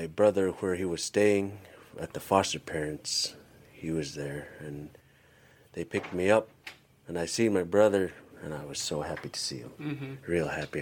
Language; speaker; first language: English; early bilingual, other home language; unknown